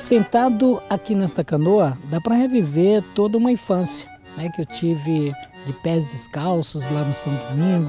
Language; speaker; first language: Portuguese; native; Portuguese